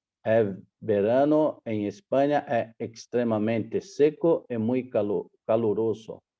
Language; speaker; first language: Spanish; non-native, learner; Portuguese